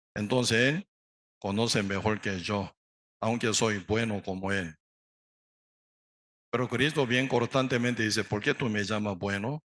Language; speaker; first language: Spanish; non-native, learner; Korean